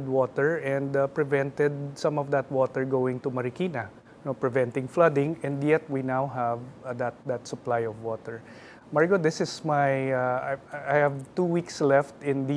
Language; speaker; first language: English; non-native, local second language; Filipino